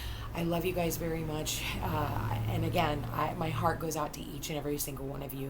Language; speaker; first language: English; native; English